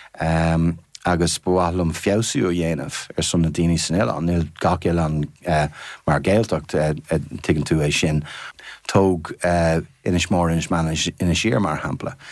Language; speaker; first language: Irish; non-native, fluent; English